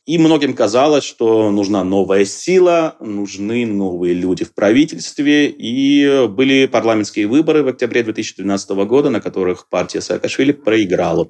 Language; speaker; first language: Russian; non-native, local second language; Georgian